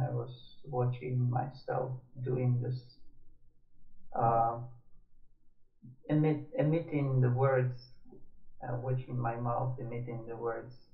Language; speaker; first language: English; non-native, fluent; Russian